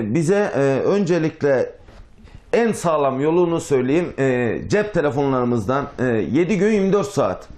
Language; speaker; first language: Turkish; native; Turkish